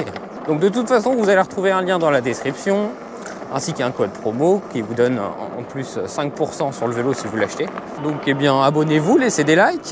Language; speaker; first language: French; native; French